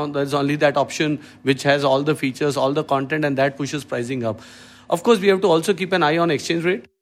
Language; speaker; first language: English; non-native, local second language; Malayalam